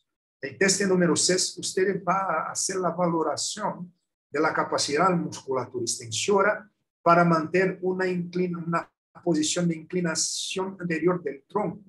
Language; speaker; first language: Spanish; non-native, learner; Portuguese